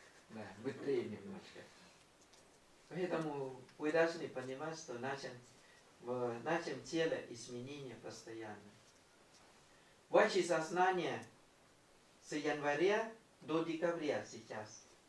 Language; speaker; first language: Russian; non-native, fluent; Thai